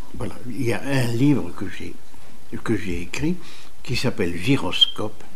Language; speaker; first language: French; native; French